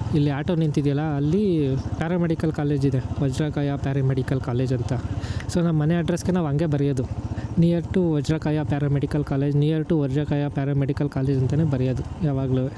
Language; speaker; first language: Kannada; native; Kannada